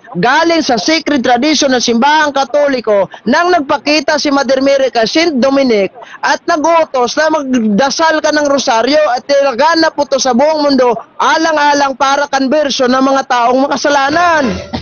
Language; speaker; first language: Filipino; non-native, local second language; Cebuano